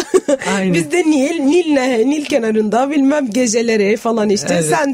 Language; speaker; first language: Turkish; non-native, fluent; Arabic